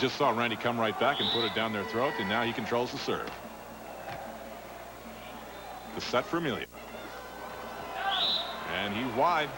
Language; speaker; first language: English; native; English